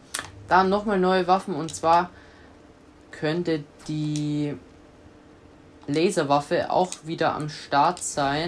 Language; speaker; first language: German; native; German